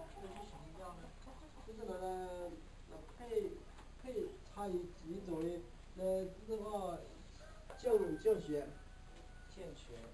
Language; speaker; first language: Chinese; non-native, local second language; Hmong